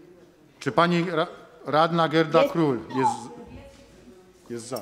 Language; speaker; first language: Polish; native; Polish